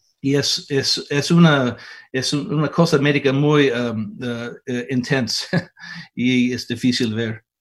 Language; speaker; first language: Spanish; non-native, fluent; English